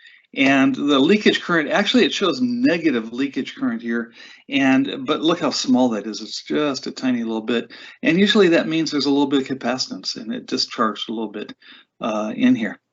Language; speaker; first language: English; native; English